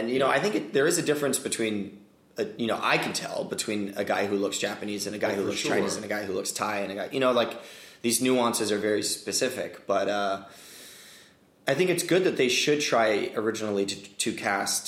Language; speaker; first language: English; native; English